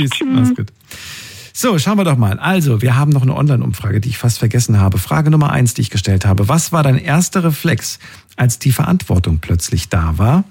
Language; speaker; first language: German; native; German